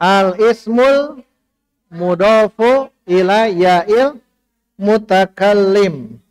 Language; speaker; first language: Arabic; non-native, learner; Indonesian